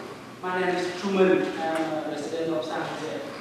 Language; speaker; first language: English; non-native, learner; Vietnamese